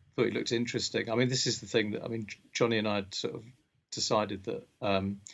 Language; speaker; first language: English; native; English